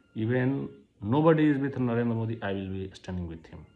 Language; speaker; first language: English; non-native, local second language; Hindi